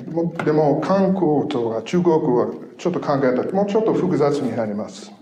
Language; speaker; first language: Japanese; non-native, fluent; English